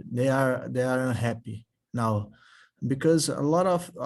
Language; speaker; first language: English; non-native, fluent; Portuguese